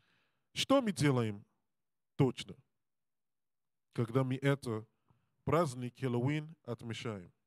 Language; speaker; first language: Russian; non-native, learner; English